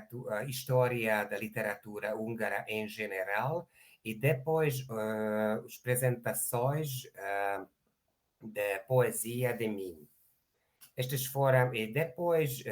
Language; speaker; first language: Portuguese; non-native, learner; Hungarian